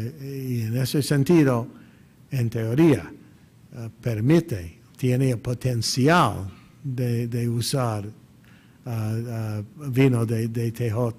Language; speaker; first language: Spanish; non-native, fluent; English